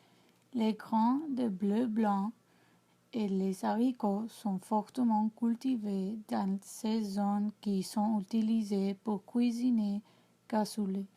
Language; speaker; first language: French; non-native, learner; English